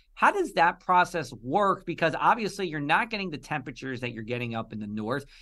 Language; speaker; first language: English; native; English